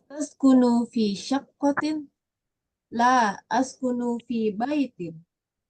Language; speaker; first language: Arabic; non-native, learner; Indonesian